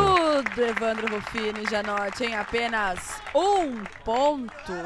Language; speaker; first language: Portuguese; native; Portuguese